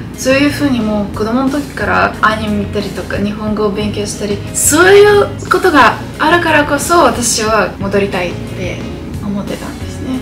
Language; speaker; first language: Japanese; non-native, fluent; Bulgarian